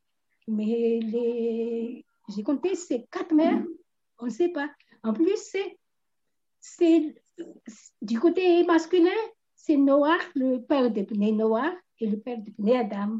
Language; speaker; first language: French; non-native, local second language; Malagasy